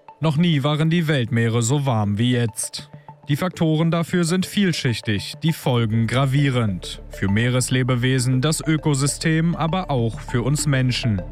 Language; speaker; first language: German; non-native, learner; Turkish